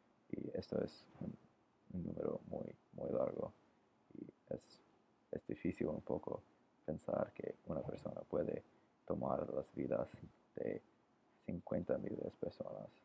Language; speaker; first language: Spanish; non-native, learner; English